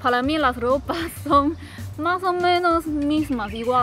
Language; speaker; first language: Spanish; non-native, learner; Chinese